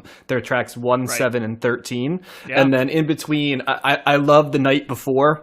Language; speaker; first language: English; native; English